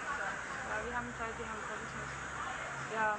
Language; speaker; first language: German; non-native, fluent; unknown